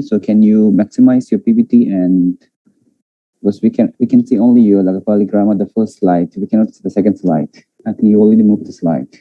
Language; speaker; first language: English; non-native, learner; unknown